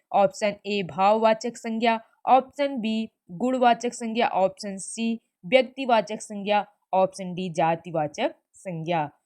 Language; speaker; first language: Hindi; native; Hindi